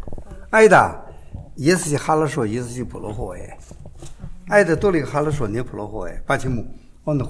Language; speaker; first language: Russian; non-native, learner; Chinese